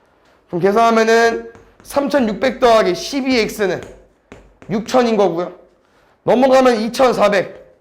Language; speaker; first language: Korean; native; Korean